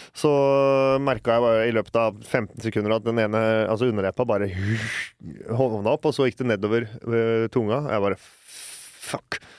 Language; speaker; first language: Norwegian; native; Norwegian